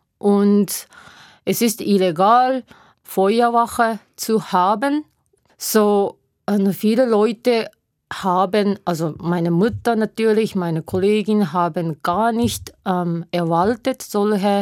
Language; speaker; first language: German; non-native, learner; Japanese